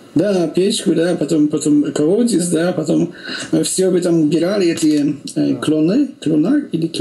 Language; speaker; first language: Russian; non-native, learner; Polish